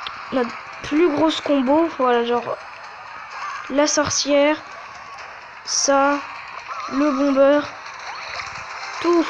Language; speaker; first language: French; native; French